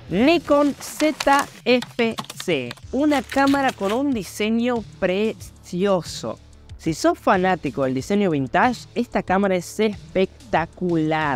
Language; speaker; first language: Spanish; native; Spanish